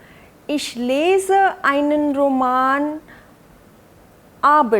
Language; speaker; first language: German; non-native, fluent; Hindi